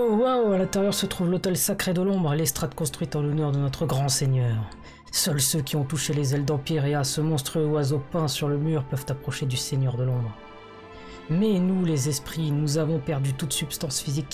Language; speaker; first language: French; native; French